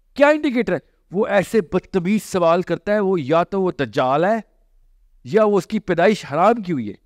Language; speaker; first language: Urdu; native; Urdu